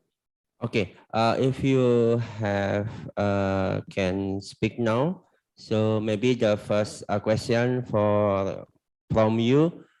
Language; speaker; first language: English; non-native, learner; Indonesian